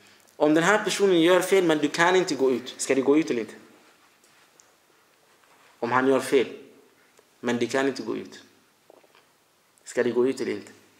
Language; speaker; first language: Swedish; early bilingual, other home language; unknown